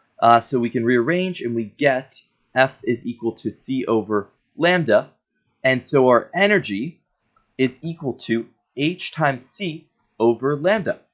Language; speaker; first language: English; native; English